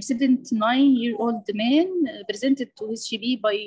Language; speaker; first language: English; non-native, fluent; Arabic